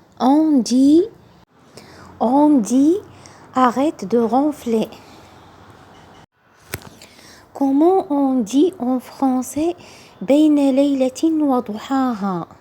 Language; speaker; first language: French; non-native, local second language; Arabic